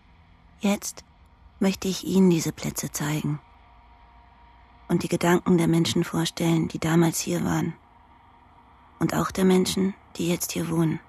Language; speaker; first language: German; native; German